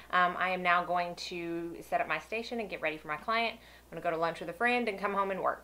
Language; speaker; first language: English; native; English